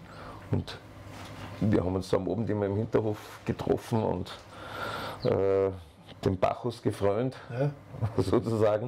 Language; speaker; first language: German; native; German